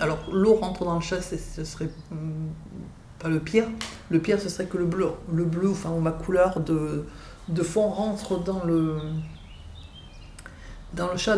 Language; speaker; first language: French; native; French